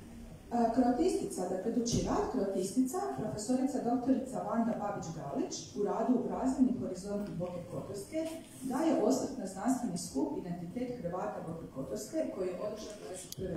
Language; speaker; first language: Croatian; native; Croatian